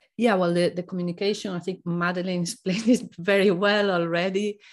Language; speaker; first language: English; non-native, fluent; Spanish